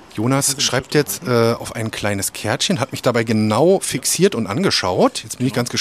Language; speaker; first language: German; native; German